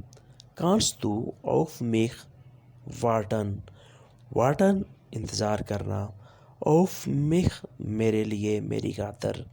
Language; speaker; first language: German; non-native, fluent; Urdu